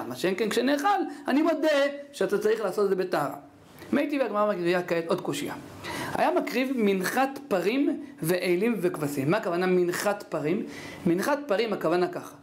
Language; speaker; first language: Hebrew; native; Hebrew